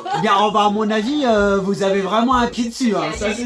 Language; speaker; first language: French; native; French